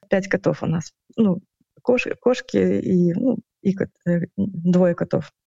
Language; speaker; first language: Russian; non-native, local second language; Ukrainian